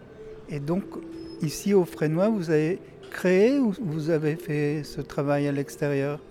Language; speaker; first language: French; native; French